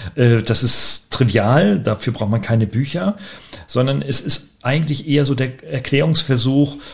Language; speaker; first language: German; native; German